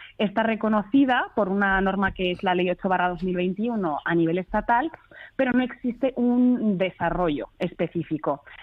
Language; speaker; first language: Spanish; early bilingual, other home language; Arabic